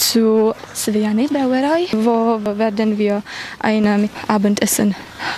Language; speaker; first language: German; non-native, learner; Czech